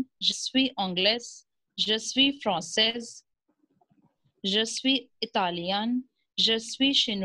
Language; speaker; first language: French; non-native, learner; Hindi